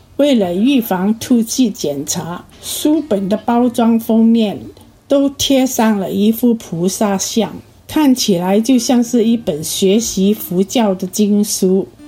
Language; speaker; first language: Chinese; early bilingual, heritage; Chinese